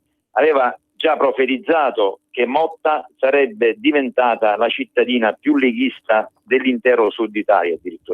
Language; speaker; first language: Italian; native; Italian